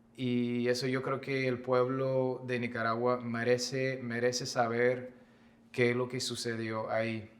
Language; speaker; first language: Spanish; non-native, fluent; English